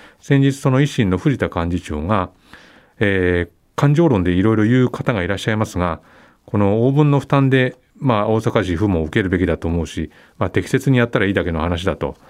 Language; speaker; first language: Japanese; native; Japanese